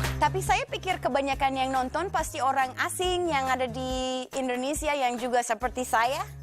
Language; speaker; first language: Indonesian; non-native, fluent; English